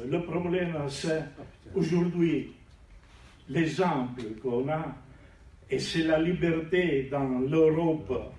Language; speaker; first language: French; non-native, fluent; Italian